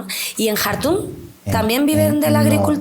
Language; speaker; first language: Spanish; native; Spanish